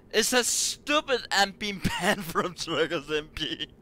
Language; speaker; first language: English; non-native, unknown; Danish